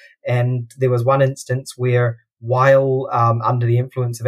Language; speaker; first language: English; native; English